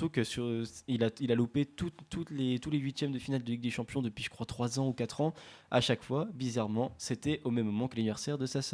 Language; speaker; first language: French; native; French